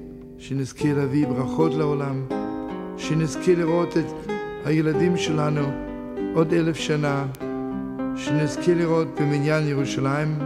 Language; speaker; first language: Hebrew; non-native, fluent; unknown